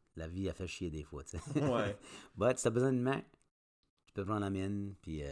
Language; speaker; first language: French; native; French